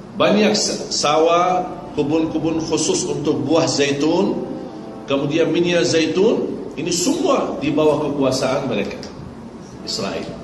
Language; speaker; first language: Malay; non-native, fluent; Arabic